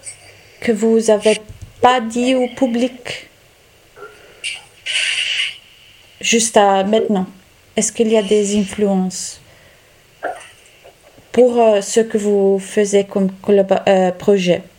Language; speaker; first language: French; non-native, fluent; Italian